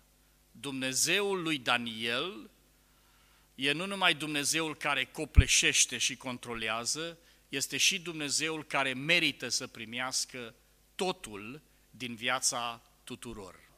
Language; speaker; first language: Romanian; native; Romanian